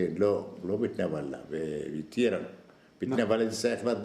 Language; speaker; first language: Hebrew; non-native, fluent; Arabic